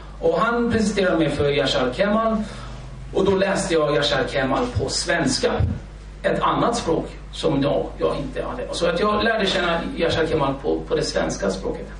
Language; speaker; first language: Swedish; early bilingual, other home language; Kurdish